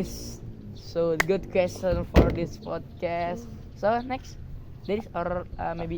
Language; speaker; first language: English; non-native, learner; Indonesian